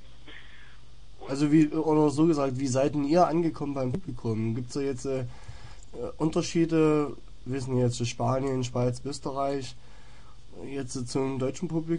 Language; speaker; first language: German; native; German